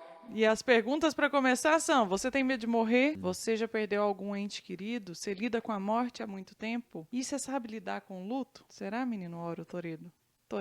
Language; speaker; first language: Portuguese; native; Portuguese